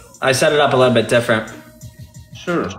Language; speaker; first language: English; native; English